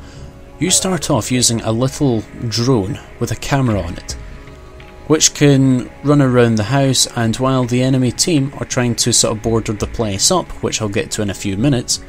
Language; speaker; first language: English; native; English